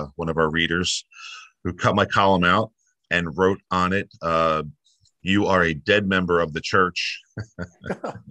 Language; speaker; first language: English; native; English